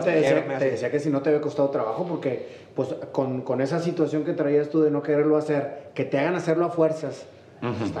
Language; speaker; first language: Spanish; native; Spanish